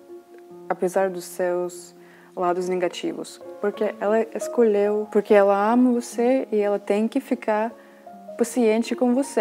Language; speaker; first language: Portuguese; non-native, fluent; Russian